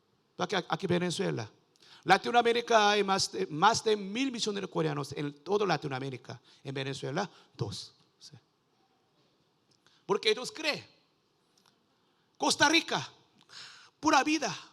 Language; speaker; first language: Spanish; non-native, learner; Korean